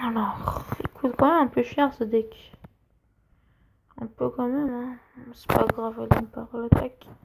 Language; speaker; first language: French; native; French